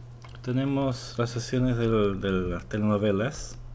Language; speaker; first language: Spanish; non-native, fluent; Korean